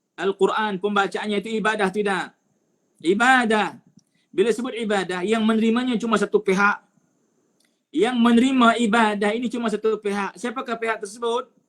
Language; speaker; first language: Malay; native; Malay